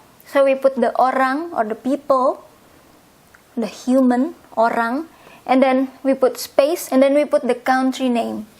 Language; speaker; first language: English; non-native, fluent; Indonesian